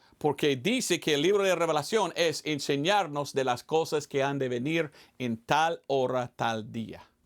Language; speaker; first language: Spanish; non-native, fluent; English